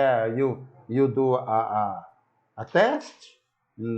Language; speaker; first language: English; non-native, learner; Portuguese